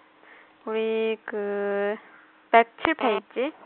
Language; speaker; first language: Korean; non-native, fluent; Chinese